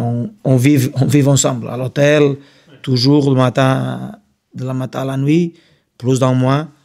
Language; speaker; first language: French; non-native, fluent; Portuguese